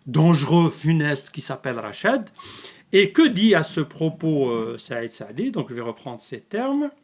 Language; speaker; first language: French; non-native, local second language; Arabic